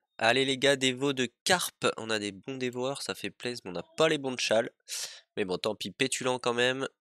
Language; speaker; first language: French; native; French